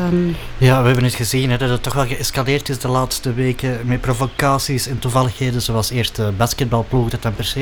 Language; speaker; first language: Dutch; native; Dutch